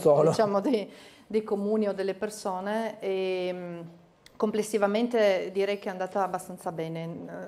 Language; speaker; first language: Italian; native; Italian